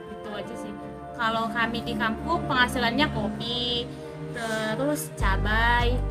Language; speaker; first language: Indonesian; native; Indonesian